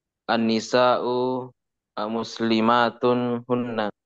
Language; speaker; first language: Arabic; non-native, learner; Indonesian